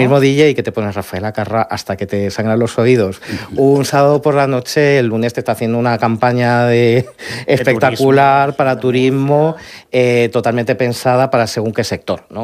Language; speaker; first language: Spanish; native; Spanish